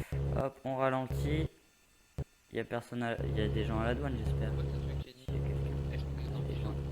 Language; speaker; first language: French; native; French